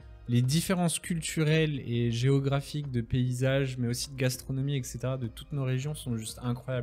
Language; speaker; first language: French; native; French